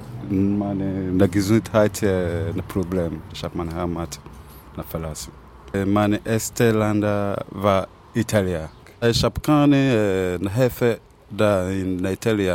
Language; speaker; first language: German; non-native, learner; English